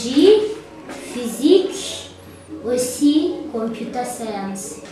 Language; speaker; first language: French; non-native, learner; Kinyarwanda